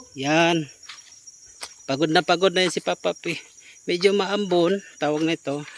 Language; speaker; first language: Filipino; non-native, local second language; Cebuano